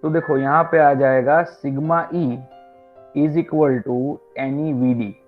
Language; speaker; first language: Hindi; non-native, local second language; Gujarati